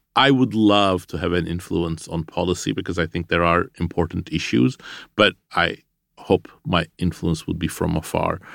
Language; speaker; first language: English; non-native, fluent; Armenian